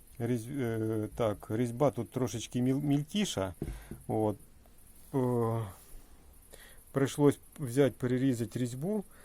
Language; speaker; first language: Ukrainian; non-native, local second language; Russian